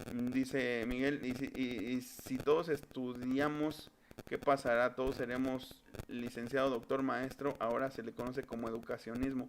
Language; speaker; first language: Spanish; native; Spanish